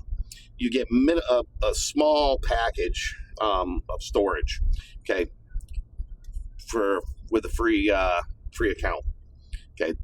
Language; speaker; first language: English; native; English